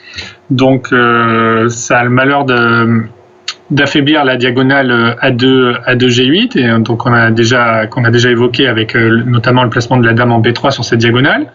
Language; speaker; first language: French; native; French